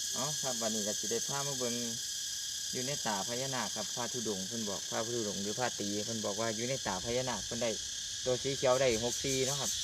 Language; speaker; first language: Thai; native; Thai